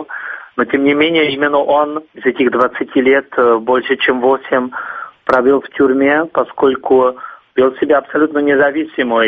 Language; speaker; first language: Russian; non-native, fluent; Czech